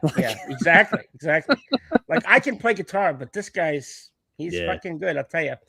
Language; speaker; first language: English; native; English